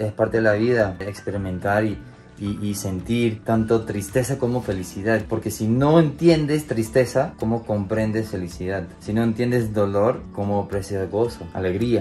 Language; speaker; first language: Spanish; non-native, fluent; English